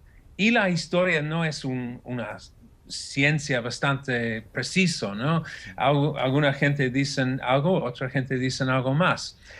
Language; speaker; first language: Spanish; non-native, fluent; English